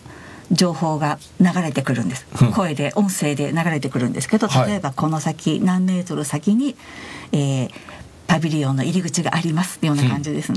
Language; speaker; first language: Japanese; native; Japanese